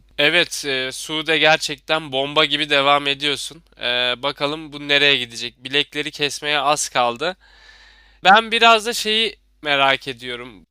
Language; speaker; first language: Turkish; native; Turkish